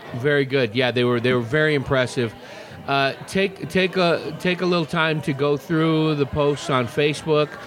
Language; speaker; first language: English; native; English